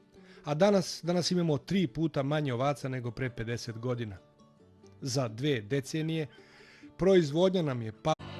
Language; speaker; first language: Bosnian; native; Bosnian